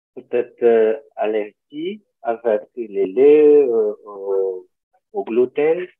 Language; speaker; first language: French; non-native, learner; Portuguese